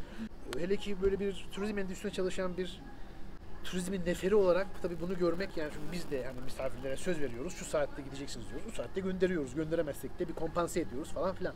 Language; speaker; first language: Turkish; native; Turkish